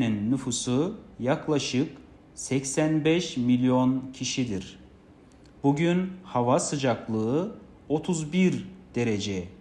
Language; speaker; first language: Turkish; non-native, fluent; Kazakh